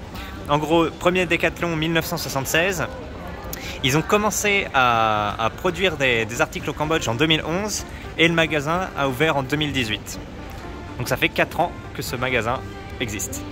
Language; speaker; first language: French; native; French